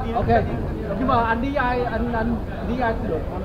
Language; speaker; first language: Vietnamese; early bilingual, heritage; Vietnamese